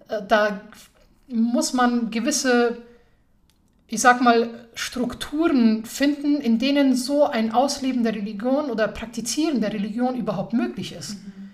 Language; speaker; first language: German; early bilingual, other home language; Persian